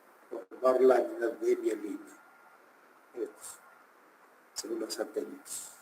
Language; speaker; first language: Spanish; native; Spanish